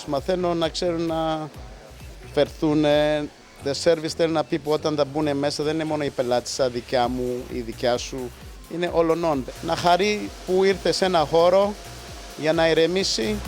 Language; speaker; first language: Greek; early bilingual, heritage; Greek